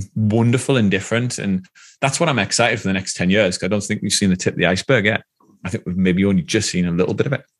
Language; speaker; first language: English; native; English